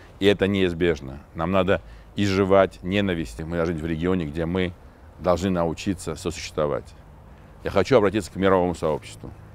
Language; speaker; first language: Russian; non-native, local second language; Armenian